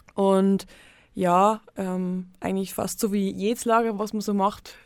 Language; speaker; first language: German; native; German